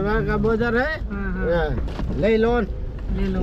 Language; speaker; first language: Hindi; non-native, learner; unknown